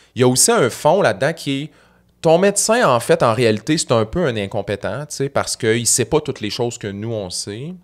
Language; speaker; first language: French; native; French